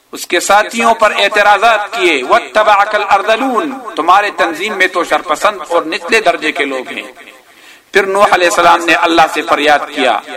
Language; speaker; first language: Urdu; non-native, local second language; Pashto